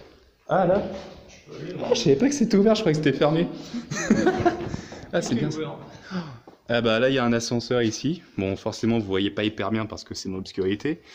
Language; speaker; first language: French; native; French